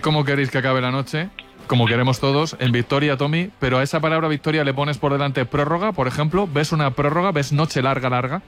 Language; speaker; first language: Spanish; native; Spanish